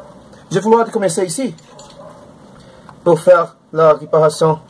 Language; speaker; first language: French; non-native, learner; Portuguese